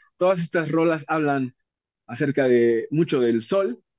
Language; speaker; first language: Spanish; native; Spanish